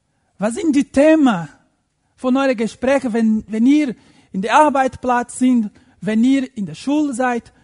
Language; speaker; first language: German; non-native, fluent; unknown